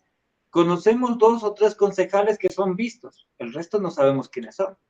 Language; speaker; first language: Spanish; native; Spanish